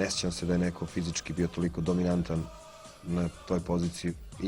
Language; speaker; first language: Bosnian; native; Bosnian